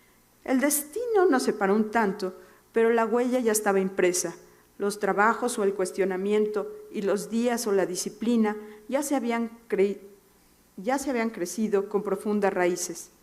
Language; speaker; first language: Spanish; native; Spanish